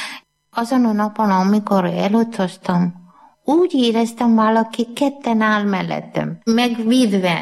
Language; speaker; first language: Hungarian; non-native, learner; Malayalam